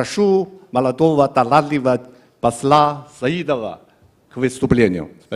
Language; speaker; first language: Russian; non-native, fluent; Chinese